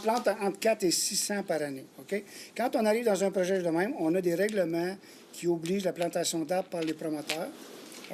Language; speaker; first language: French; native; French